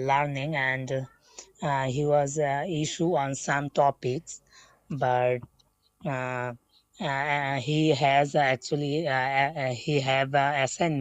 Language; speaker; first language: English; non-native, learner; Bangla